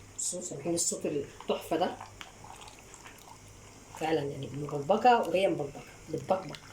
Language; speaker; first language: Arabic; native; Arabic